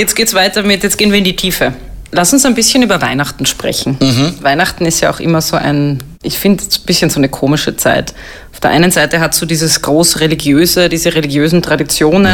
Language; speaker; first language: German; native; German